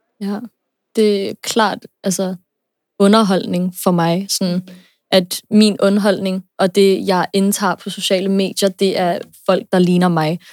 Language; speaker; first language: Danish; early bilingual, other home language; English